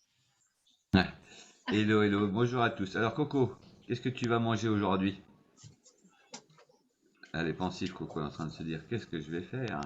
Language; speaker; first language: French; native; French